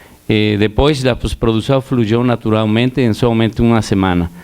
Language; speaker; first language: Portuguese; non-native, learner; Spanish